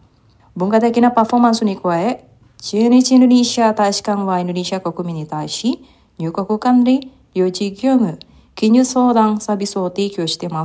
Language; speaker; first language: Japanese; non-native, fluent; Indonesian